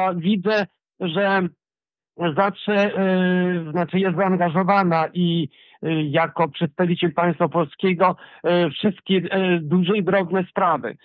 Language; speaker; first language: Polish; early bilingual, heritage; Polish